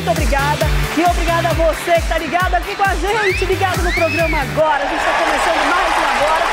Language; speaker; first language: Portuguese; native; Portuguese